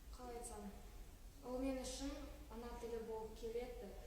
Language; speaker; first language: Kazakh; non-native, local second language; Russian